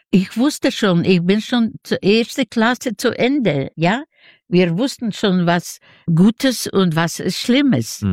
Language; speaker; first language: German; non-native, fluent; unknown